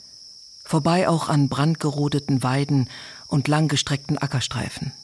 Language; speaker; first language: German; native; German